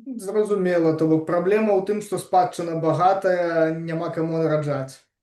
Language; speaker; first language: Belarusian; non-native, local second language; Russian